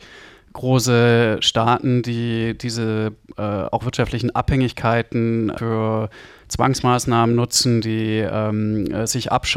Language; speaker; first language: German; native; German